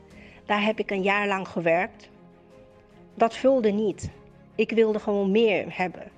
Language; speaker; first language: Dutch; native; Dutch